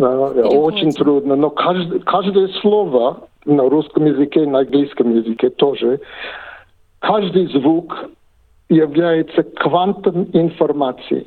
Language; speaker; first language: Russian; non-native, fluent; English